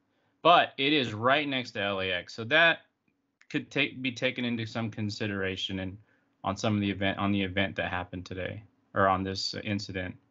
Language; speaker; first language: English; native; English